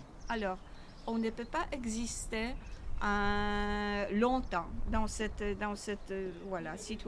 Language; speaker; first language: French; non-native, learner; Polish